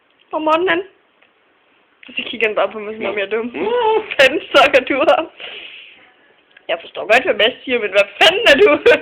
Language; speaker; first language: Danish; native; Danish